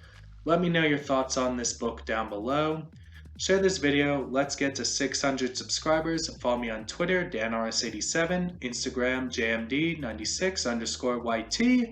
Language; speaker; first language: English; native; English